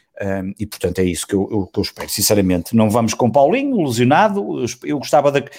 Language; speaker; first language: Portuguese; native; Portuguese